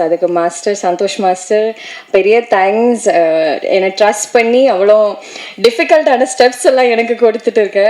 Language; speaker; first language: Tamil; non-native, learner; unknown